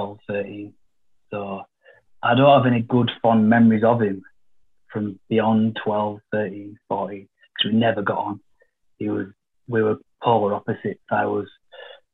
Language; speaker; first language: English; native; English